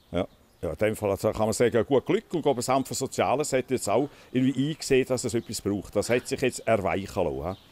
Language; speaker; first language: German; native; German